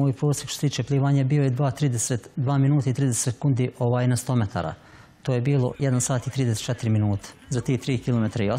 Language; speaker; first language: Croatian; native; Croatian